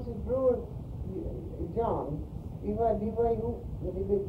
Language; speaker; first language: Swedish; early bilingual, heritage; Swedish